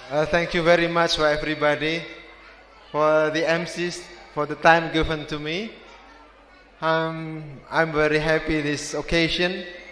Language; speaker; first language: English; non-native, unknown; Indonesian